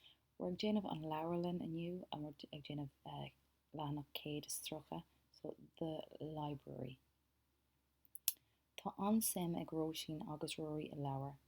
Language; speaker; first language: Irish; non-native, local second language; English